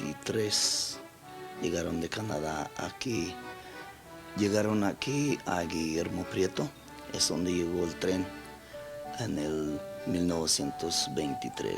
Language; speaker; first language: Spanish; non-native, local second language; Plautdietsch